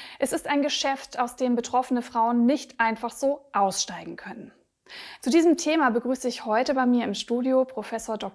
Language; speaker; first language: German; native; German